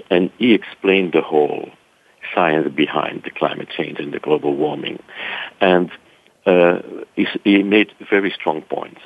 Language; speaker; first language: English; non-native, fluent; French